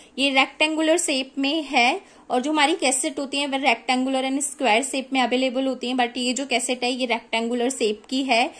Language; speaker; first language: Hindi; native; Hindi